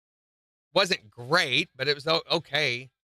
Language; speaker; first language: English; native; English